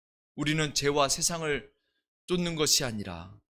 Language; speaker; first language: Korean; native; Korean